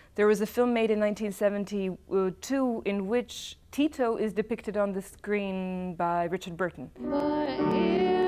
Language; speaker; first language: English; non-native, fluent; Serbian